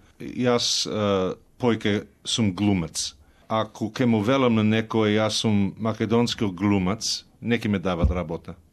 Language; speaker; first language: Macedonian; early bilingual, heritage; Macedonian